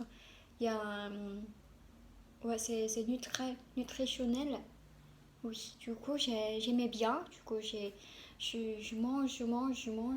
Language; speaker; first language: French; non-native, learner; Korean